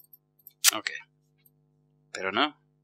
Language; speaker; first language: Spanish; non-native, fluent; English